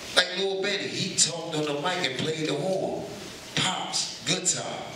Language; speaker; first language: English; native; English